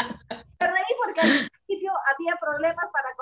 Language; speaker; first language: Spanish; native; Spanish